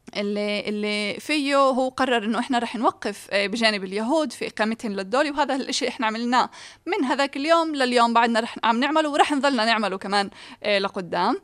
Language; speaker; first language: Arabic; native; Arabic